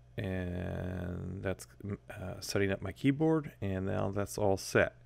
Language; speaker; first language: English; native; English